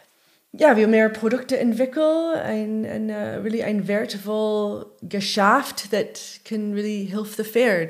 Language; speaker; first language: German; non-native, learner; English